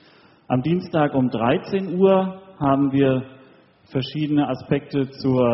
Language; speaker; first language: German; native; German